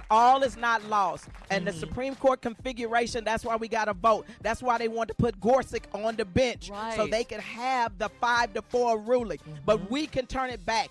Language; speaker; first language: English; native; English